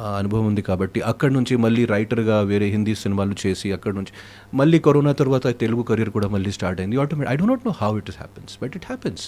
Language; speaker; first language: Telugu; non-native, fluent; Hindi